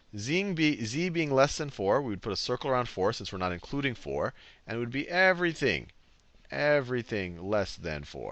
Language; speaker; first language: English; native; English